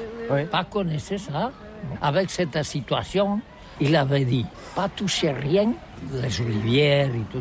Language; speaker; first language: French; non-native, learner; Catalan